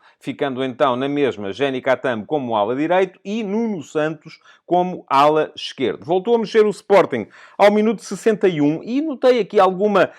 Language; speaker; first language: Portuguese; native; Portuguese